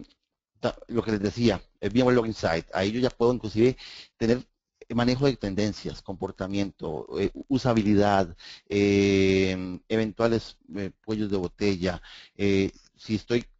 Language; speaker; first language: Spanish; native; Spanish